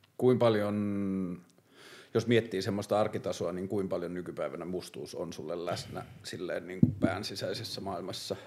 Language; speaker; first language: Finnish; native; Finnish